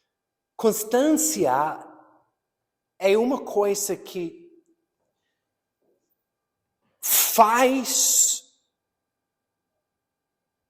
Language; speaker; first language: Portuguese; non-native, fluent; English